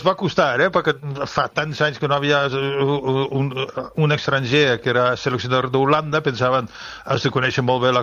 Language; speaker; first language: Catalan; non-native, fluent; Dutch